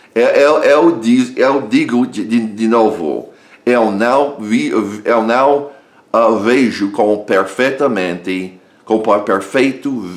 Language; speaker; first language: Portuguese; non-native, fluent; English